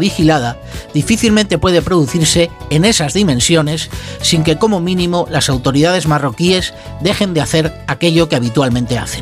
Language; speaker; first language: Spanish; native; Spanish